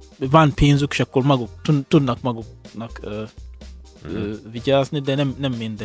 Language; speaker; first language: Hungarian; non-native, fluent; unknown